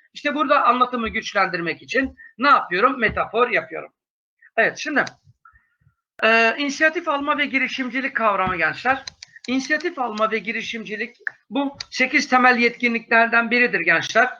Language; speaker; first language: Turkish; native; Turkish